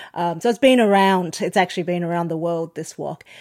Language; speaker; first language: English; non-native, local second language; Cantonese